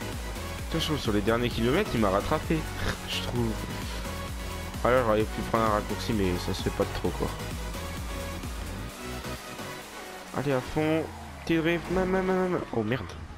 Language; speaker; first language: French; native; French